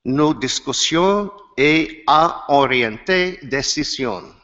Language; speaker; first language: French; non-native, learner; English